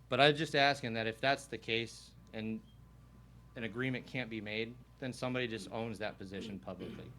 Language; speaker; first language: English; native; English